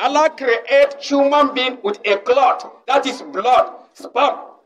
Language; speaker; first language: English; non-native, local second language; Hausa